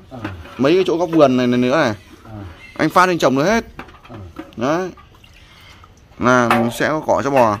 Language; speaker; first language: Vietnamese; native; Vietnamese